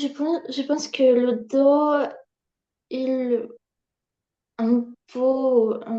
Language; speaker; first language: French; non-native, learner; Ukrainian